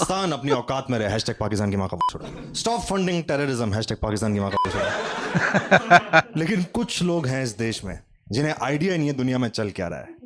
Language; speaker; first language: Hindi; native; Hindi